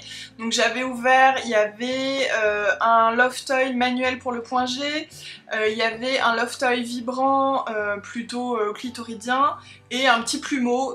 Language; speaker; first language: French; native; French